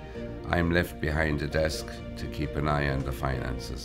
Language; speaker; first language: English; native; English